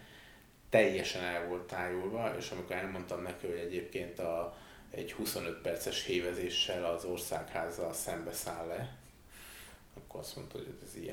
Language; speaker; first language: Hungarian; native; Hungarian